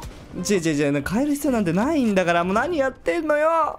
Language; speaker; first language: Japanese; native; Japanese